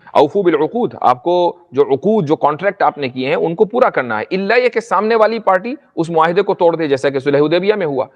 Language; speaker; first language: Urdu; native; Urdu